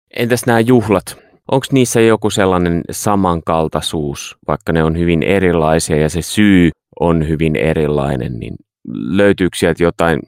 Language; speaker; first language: Finnish; native; Finnish